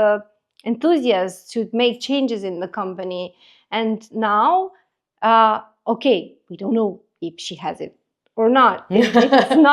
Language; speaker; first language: English; non-native, fluent; Romanian